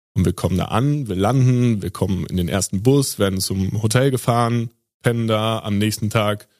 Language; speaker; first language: German; native; German